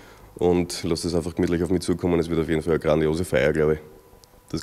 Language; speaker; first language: German; native; German